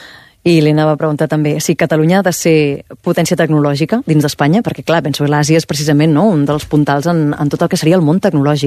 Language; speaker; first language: Catalan; native; Catalan